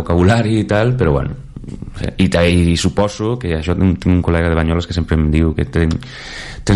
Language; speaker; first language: Catalan; non-native, local second language; Spanish